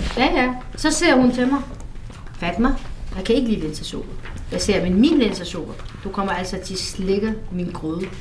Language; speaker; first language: Danish; non-native, fluent; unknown